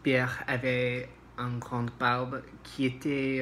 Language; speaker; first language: French; non-native, learner; English